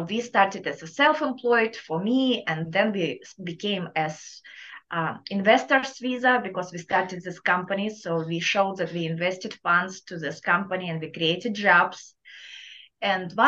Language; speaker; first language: English; non-native, fluent; Russian